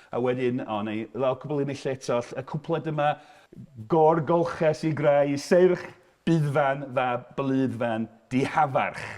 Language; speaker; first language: Welsh; non-native, fluent; English